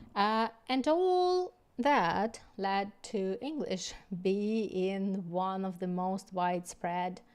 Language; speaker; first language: English; non-native, fluent; Russian